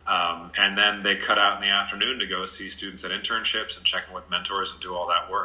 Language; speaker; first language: English; native; English